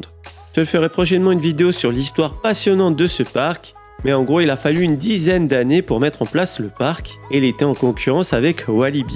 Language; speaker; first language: French; native; French